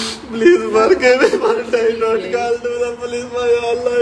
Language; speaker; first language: English; non-native, learner; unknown